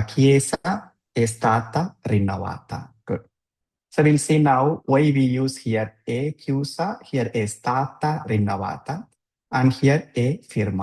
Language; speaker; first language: Italian; non-native, fluent; Tamil